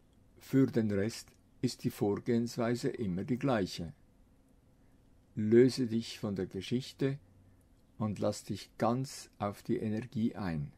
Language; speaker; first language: German; non-native, fluent; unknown